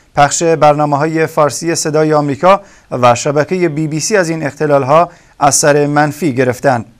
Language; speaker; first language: Persian; non-native, local second language; Kurdish